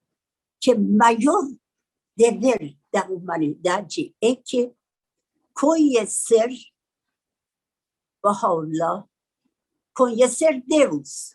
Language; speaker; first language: Portuguese; non-native, learner; Persian